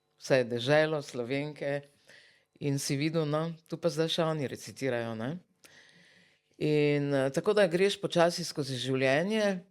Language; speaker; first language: Slovenian; early bilingual, other home language; Serbian